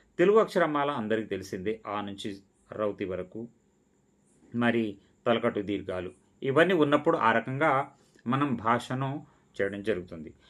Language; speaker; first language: Telugu; non-native, local second language; Lambadi